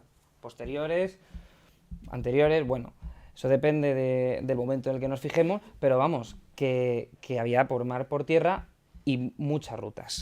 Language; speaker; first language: Spanish; native; Spanish